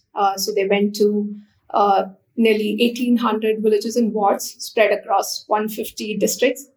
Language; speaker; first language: English; non-native, local second language; Hindi